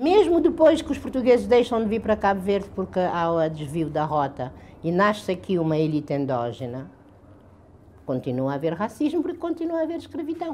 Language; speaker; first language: Portuguese; non-native, local second language; Kabuverdianu